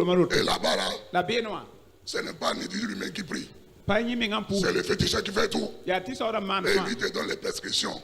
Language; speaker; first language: French; non-native, local second language; Fon